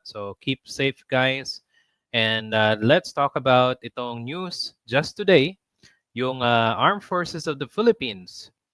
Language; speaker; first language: English; non-native, local second language; Filipino